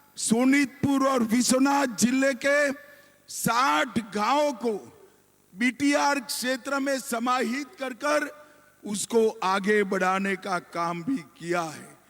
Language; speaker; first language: Hindi; non-native, local second language; Gujarati